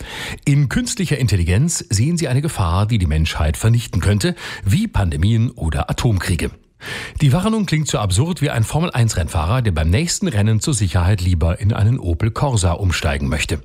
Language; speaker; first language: German; native; German